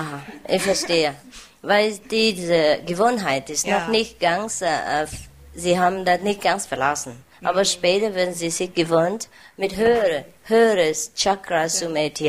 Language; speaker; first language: German; non-native, learner; Vietnamese